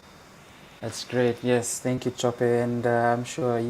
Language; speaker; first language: English; non-native, local second language; Fijian